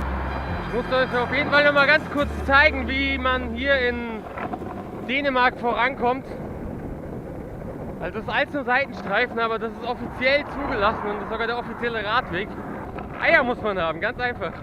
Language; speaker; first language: German; native; German